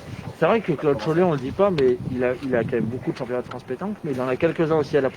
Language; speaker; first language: French; native; French